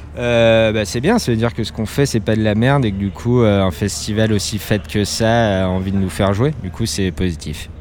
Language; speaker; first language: French; native; French